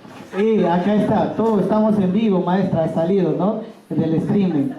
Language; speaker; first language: Spanish; native; Spanish